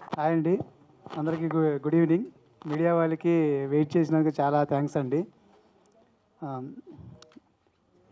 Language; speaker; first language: Telugu; native; Telugu